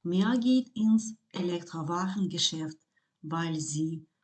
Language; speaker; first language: German; non-native, fluent; Ukrainian